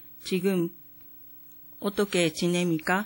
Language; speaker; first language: Korean; non-native, fluent; Japanese